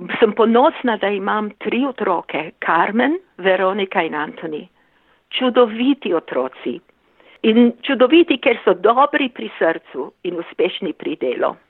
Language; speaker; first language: Slovenian; early bilingual, heritage; Slovenian